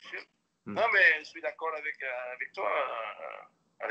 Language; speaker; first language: French; non-native, local second language; Dutch